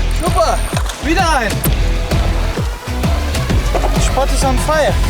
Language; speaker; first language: German; non-native, learner; Dutch